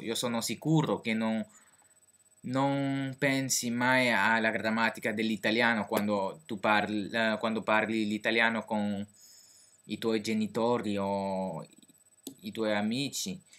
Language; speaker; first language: Italian; non-native, fluent; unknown